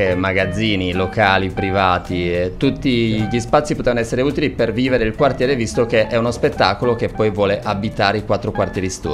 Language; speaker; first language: Italian; native; Italian